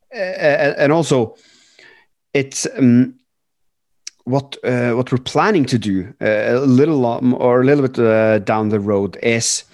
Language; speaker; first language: English; non-native, fluent; Norwegian